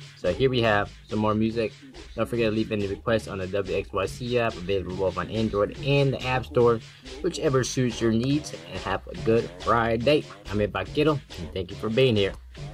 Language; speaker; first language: English; early bilingual, other home language; Spanish